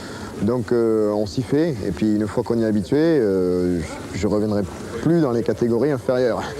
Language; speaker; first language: French; native; French